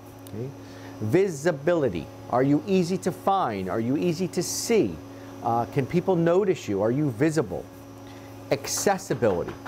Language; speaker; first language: English; native; English